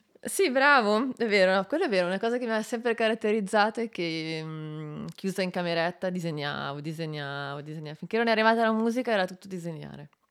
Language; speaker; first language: Italian; native; Italian